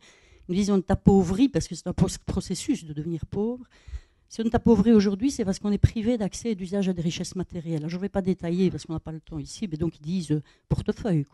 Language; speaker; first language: French; native; French